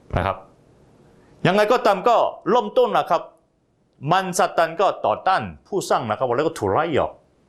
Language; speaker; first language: Thai; non-native, fluent; Korean